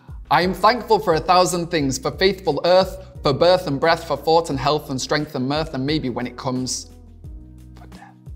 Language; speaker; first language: English; native; English